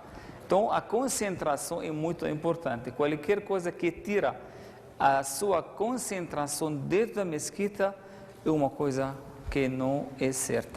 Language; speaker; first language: Portuguese; non-native, fluent; Arabic